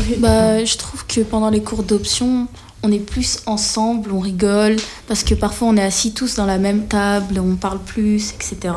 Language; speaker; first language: French; native; French